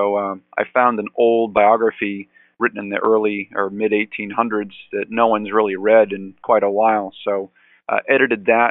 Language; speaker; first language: English; native; English